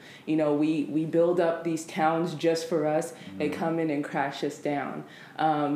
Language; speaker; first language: English; native; English